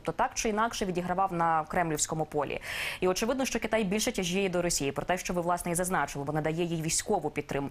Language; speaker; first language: Ukrainian; native; Ukrainian